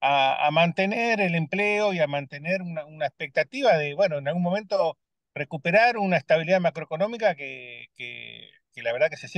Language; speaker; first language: Spanish; native; Spanish